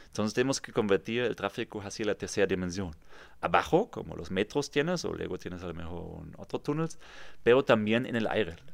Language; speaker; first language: Spanish; non-native, fluent; German